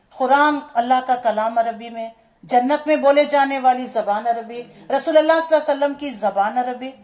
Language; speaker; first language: Urdu; native; Urdu